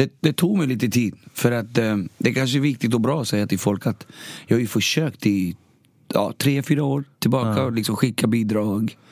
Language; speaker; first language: Swedish; early bilingual, other home language; Spanish